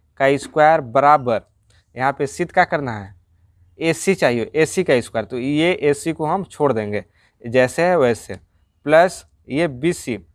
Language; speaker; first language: Hindi; native; Hindi